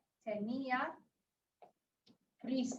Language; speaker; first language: Spanish; non-native, fluent; English